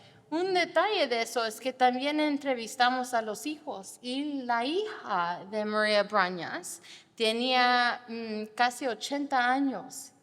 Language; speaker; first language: Spanish; non-native, fluent; English